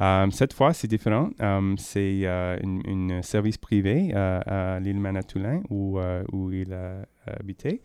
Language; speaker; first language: French; non-native, learner; English